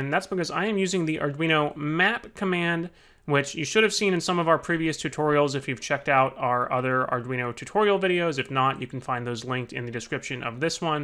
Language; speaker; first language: English; native; English